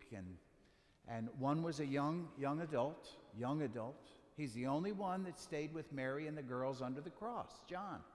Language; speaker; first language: English; native; English